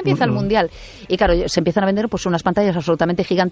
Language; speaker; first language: Spanish; native; Spanish